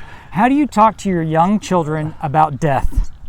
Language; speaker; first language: English; native; English